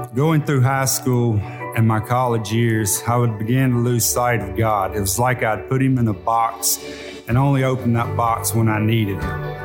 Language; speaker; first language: English; native; English